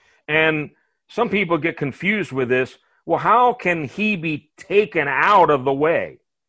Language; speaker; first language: English; native; English